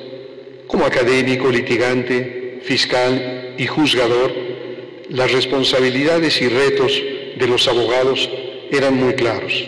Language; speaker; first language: Spanish; native; Spanish